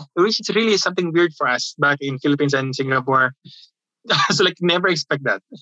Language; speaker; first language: English; non-native, local second language; Filipino